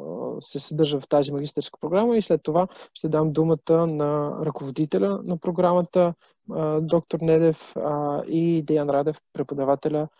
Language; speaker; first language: Bulgarian; native; Bulgarian